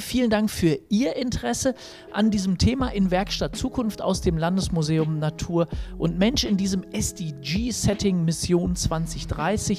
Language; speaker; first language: German; native; German